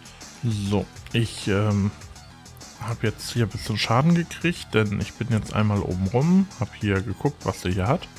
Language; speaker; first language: German; native; German